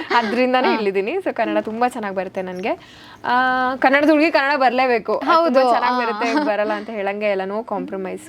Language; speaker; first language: Kannada; native; Kannada